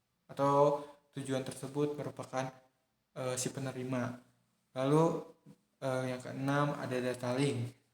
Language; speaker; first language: Indonesian; native; Indonesian